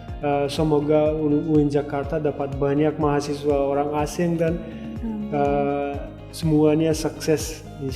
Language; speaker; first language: Indonesian; non-native, fluent; Turkmen